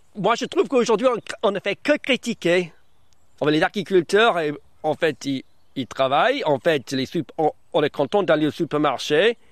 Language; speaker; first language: French; early bilingual, other home language; English